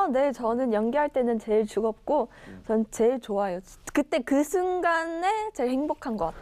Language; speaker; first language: Korean; early bilingual, other home language; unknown